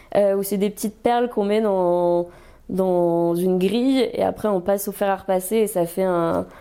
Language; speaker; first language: French; native; French